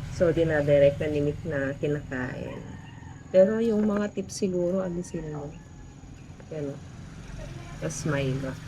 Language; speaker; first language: Filipino; native; Filipino